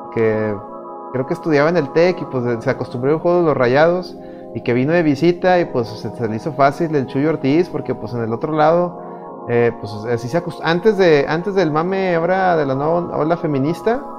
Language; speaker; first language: Spanish; native; Spanish